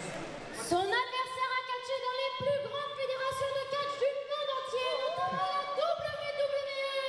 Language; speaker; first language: French; native; French